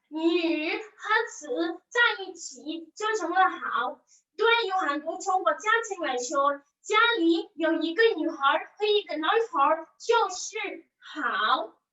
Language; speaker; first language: Chinese; non-native, learner; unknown